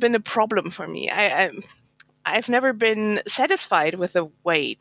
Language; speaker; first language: English; non-native, fluent; German